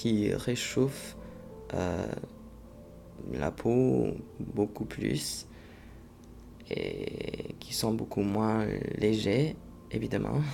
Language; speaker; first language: French; non-native, fluent; English